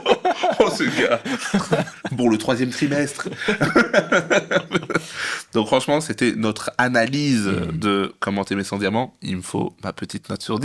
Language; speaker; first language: French; native; French